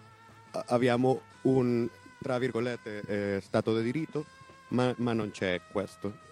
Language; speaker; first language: Italian; non-native, learner; Spanish